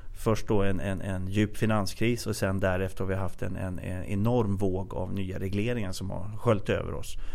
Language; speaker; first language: Swedish; native; Swedish